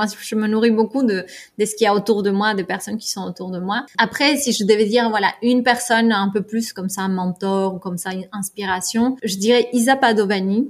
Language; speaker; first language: French; non-native, fluent; Spanish